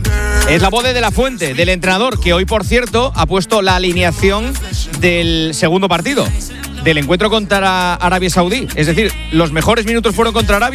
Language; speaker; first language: Spanish; native; Spanish